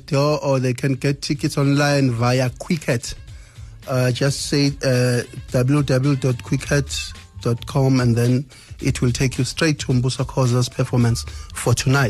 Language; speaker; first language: English; non-native, local second language; Zulu